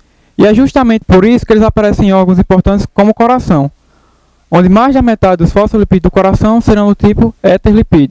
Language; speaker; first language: Portuguese; native; Portuguese